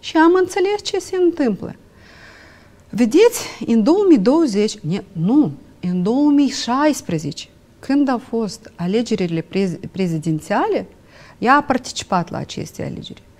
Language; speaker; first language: Romanian; non-native, local second language; Russian